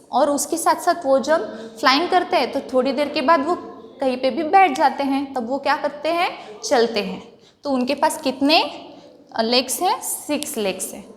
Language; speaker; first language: Hindi; non-native, local second language; Marathi